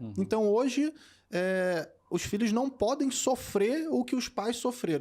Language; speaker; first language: Portuguese; native; Portuguese